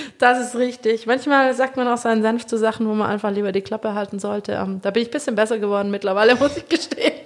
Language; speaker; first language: German; native; German